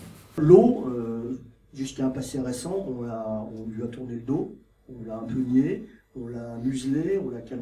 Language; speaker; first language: French; native; French